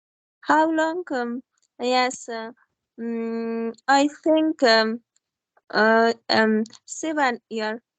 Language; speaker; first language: English; non-native, learner; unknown